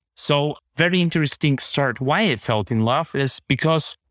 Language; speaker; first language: English; non-native, fluent; Bulgarian